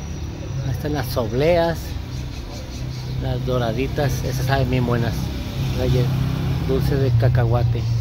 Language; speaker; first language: Spanish; native; Spanish